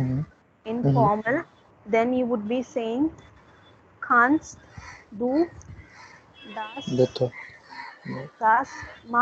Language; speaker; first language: German; non-native, fluent; Hindi